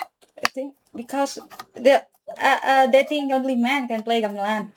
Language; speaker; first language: English; non-native, learner; Indonesian